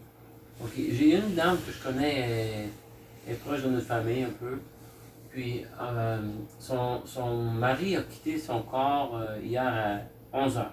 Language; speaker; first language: French; native; French